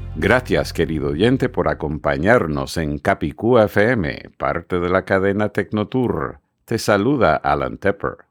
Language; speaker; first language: Spanish; non-native, fluent; English